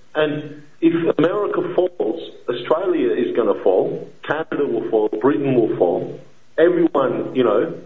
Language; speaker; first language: English; native; English